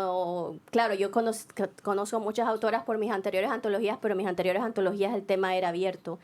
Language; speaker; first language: Spanish; native; Spanish